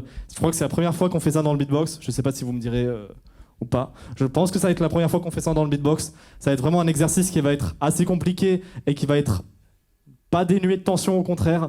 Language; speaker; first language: French; native; French